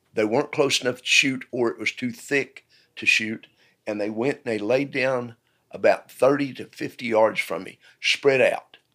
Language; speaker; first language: English; native; English